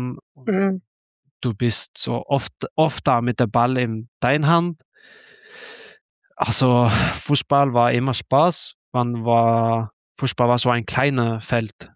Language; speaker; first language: German; non-native, learner; Norwegian